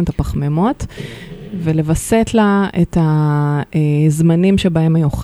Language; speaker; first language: Hebrew; native; Hebrew